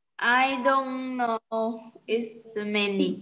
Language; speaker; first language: English; non-native, learner; Vietnamese